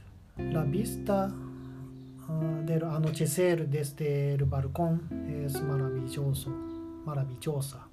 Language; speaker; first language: Spanish; non-native, learner; Japanese